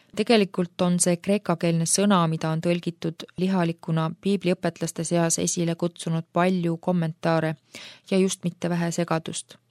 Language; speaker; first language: Estonian; native; Estonian